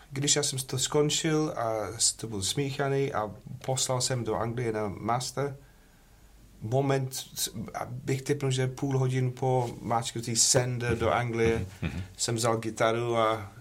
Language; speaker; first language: Czech; non-native, learner; English